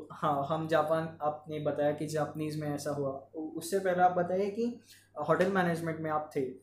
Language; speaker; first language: Hindi; non-native, local second language; Marathi